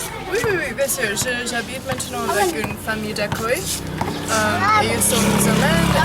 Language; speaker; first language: French; early bilingual, heritage; Chinese